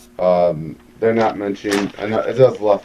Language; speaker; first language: English; native; English